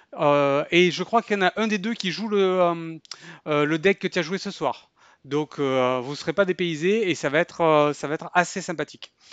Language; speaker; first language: French; native; French